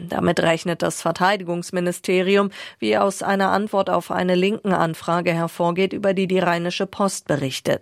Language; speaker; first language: German; native; German